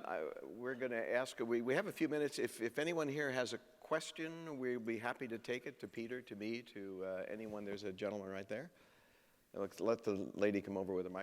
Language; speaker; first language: English; native; English